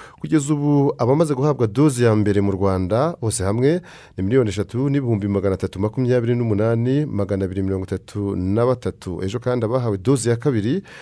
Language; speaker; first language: Kinyarwanda; native; Kinyarwanda